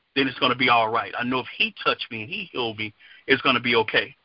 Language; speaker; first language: English; native; English